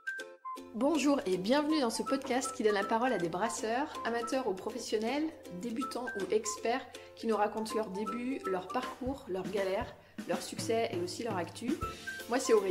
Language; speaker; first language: French; native; French